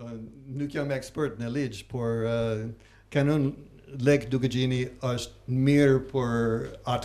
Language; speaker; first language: Albanian; non-native, learner; English